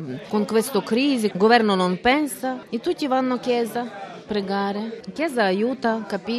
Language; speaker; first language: Italian; non-native, learner; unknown